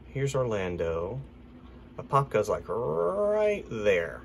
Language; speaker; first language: English; native; English